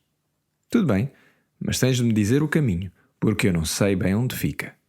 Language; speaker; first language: Portuguese; non-native, learner; English